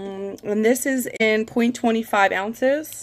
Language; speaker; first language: English; native; English